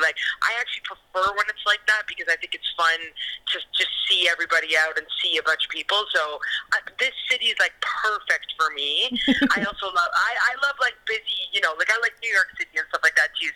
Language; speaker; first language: English; native; English